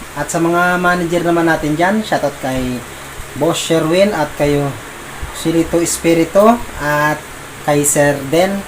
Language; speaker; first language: Filipino; native; Filipino